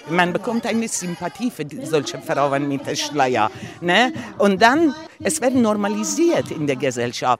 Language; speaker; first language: German; non-native, fluent; Persian